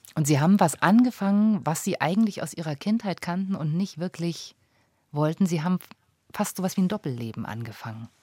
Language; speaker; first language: German; native; German